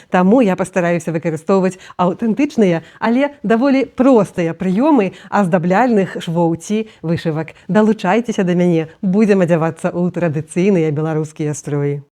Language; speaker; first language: Belarusian; non-native, local second language; Russian